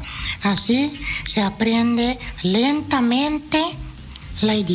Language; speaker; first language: Spanish; non-native, fluent; Dutch